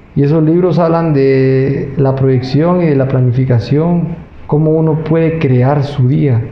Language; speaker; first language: Spanish; native; Spanish